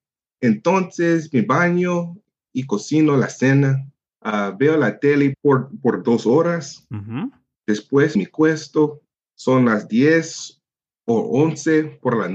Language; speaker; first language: Spanish; non-native, learner; English